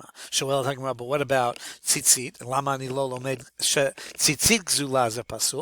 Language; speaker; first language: Hebrew; non-native, fluent; English